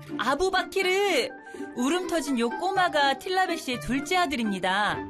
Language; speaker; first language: Korean; native; Korean